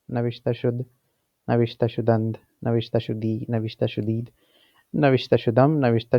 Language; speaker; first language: Persian; non-native, fluent; Urdu